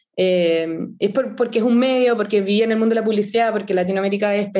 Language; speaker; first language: Spanish; native; Spanish